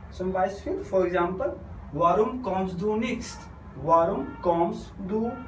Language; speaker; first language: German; non-native, learner; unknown